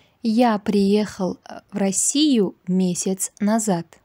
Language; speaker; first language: Russian; non-native, local second language; Uzbek